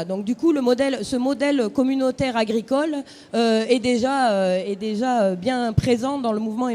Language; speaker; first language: French; native; French